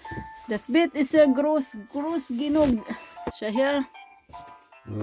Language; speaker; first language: German; non-native, learner; Filipino